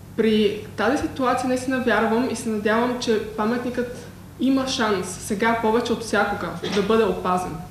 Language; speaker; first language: Bulgarian; native; Bulgarian